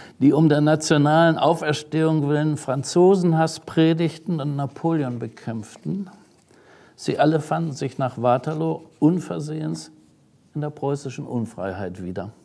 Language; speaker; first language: German; native; German